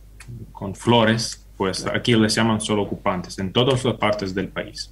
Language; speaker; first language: Spanish; non-native, fluent; Ukrainian